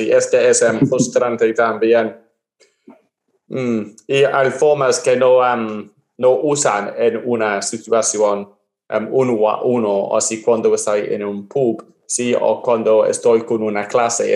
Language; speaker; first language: Spanish; non-native, learner; English